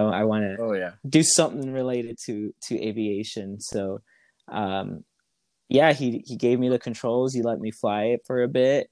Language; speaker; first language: English; native; English